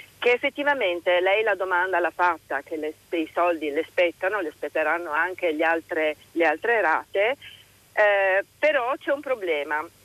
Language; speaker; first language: Italian; native; Italian